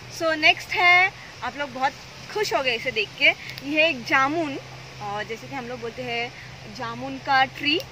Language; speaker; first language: Hindi; non-native, local second language; Marathi